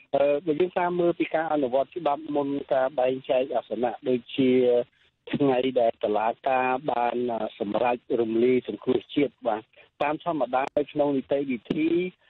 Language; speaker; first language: Khmer; native; Khmer